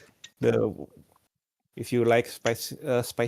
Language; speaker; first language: English; non-native, learner; Indonesian